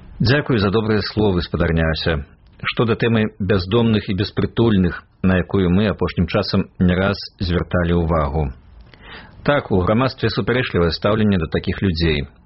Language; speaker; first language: Belarusian; native; Belarusian